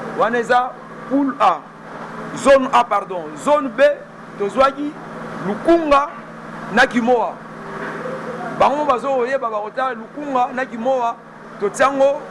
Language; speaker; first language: Lingala; native; Lingala